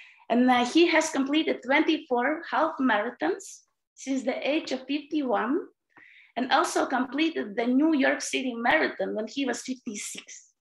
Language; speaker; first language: English; non-native, fluent; Latvian